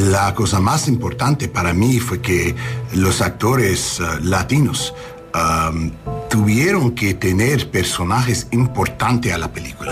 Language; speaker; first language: Spanish; non-native, learner; English